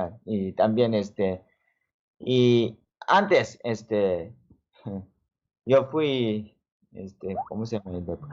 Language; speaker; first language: Spanish; non-native, learner; Korean